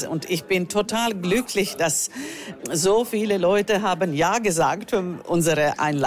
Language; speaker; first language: German; non-native, learner; Finnish